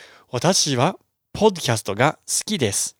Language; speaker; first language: Japanese; non-native, fluent; English